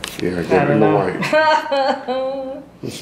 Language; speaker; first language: English; native; English